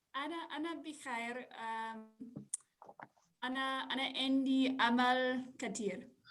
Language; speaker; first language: Arabic; non-native, learner; English